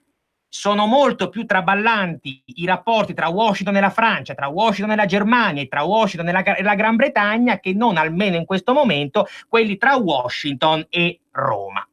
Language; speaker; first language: Italian; native; Italian